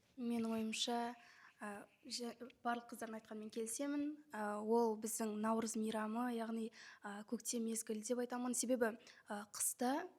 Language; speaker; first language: Kazakh; native; Kazakh